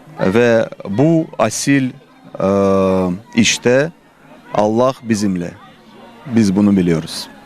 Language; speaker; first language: Turkish; non-native, fluent; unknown